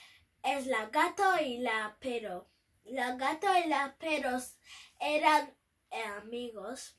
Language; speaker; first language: Spanish; non-native, local second language; Bini